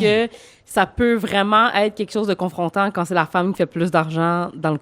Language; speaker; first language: French; native; French